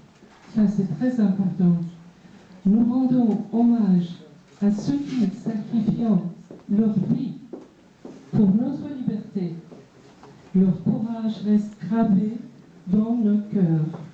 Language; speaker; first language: French; non-native, fluent; Persian